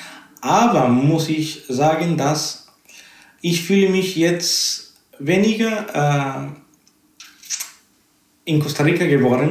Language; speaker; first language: German; non-native, learner; Spanish